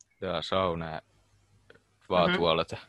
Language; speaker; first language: Russian; non-native, learner; Finnish